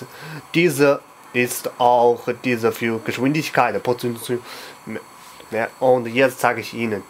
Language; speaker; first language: German; non-native, learner; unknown